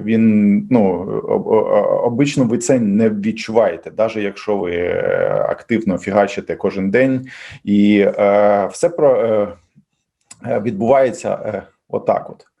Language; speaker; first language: Ukrainian; non-native, local second language; Russian